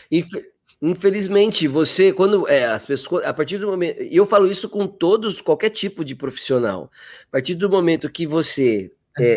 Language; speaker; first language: Portuguese; native; Portuguese